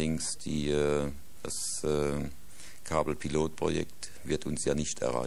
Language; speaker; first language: German; native; German